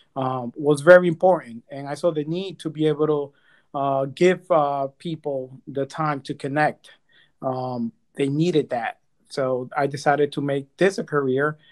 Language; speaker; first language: English; early bilingual, other home language; Spanish